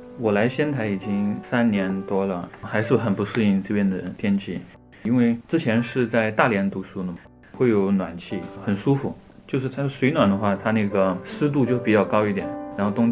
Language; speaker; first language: Chinese; native; Chinese